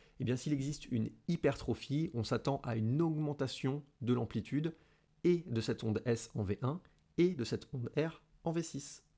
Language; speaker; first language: French; native; French